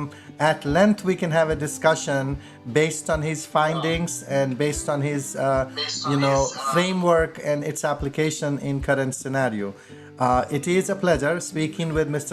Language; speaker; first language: English; non-native, learner; Sinhala